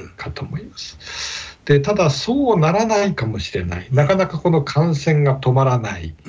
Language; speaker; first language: Japanese; native; Japanese